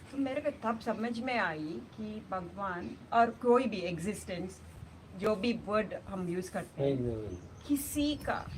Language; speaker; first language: Hindi; non-native, local second language; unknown